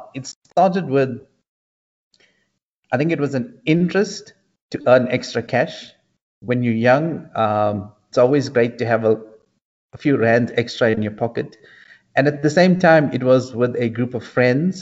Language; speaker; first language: English; native; English